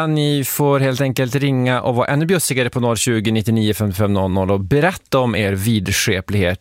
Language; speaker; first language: Swedish; native; Swedish